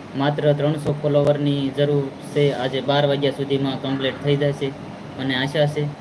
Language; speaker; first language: Gujarati; native; Gujarati